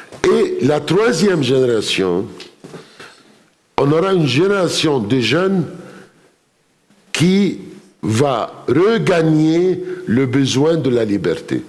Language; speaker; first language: French; non-native, fluent; Arabic